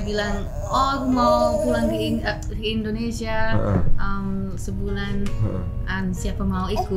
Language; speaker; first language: Indonesian; non-native, learner; English